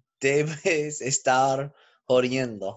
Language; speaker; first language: Spanish; non-native, learner; English